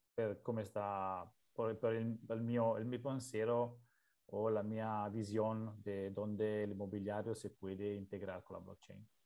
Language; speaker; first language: Spanish; non-native, learner; Italian